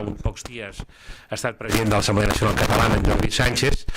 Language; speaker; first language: Catalan; native; Catalan